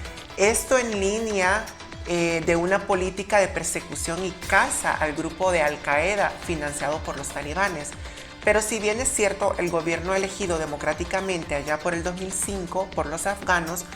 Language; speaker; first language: Spanish; native; Spanish